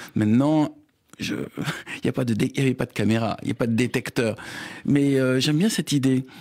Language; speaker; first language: French; native; French